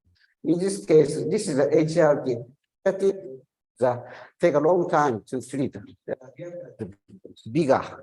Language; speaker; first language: English; non-native, learner; Japanese